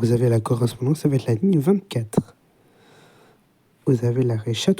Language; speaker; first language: French; native; French